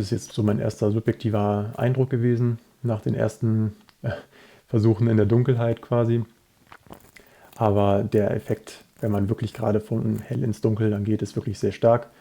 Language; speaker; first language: German; native; German